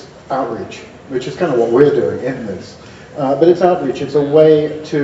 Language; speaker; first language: English; native; English